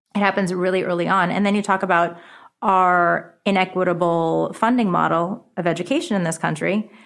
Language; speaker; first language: English; early bilingual, other home language; Japanese